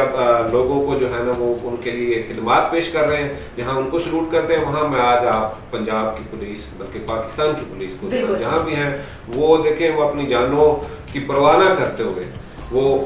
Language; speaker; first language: Urdu; native; Urdu